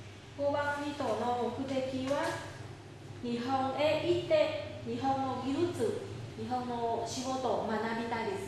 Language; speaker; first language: Japanese; non-native, fluent; Vietnamese